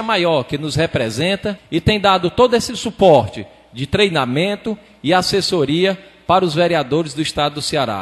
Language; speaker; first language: Portuguese; native; Portuguese